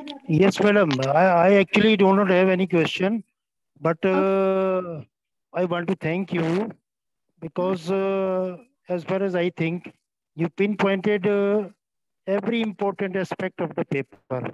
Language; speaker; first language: English; non-native, local second language; Hindi